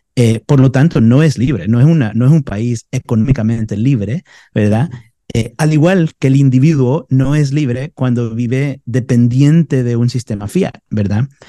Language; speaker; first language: Spanish; native; Spanish